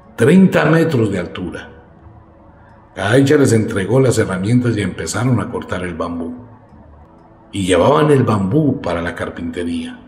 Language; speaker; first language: Spanish; native; Spanish